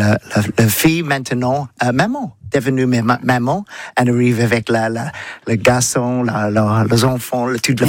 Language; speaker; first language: French; non-native, learner; English